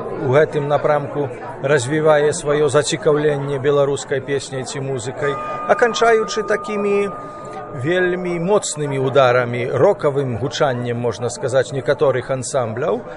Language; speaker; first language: Belarusian; native; Belarusian